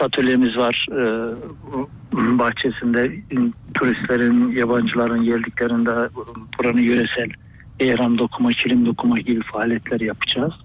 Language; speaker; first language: Turkish; native; Turkish